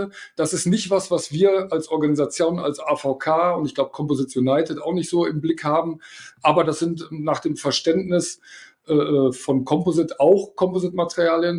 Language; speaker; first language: German; native; German